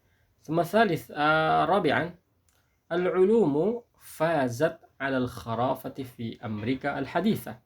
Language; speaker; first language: Arabic; non-native, fluent; Indonesian